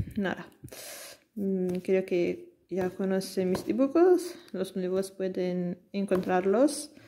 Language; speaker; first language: Spanish; non-native, learner; Italian